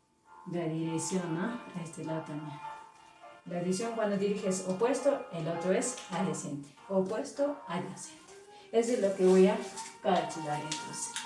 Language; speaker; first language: Spanish; native; Spanish